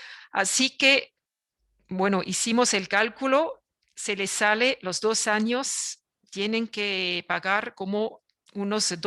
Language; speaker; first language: Spanish; non-native, fluent; French